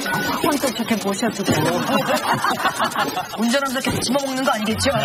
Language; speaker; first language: Korean; native; Korean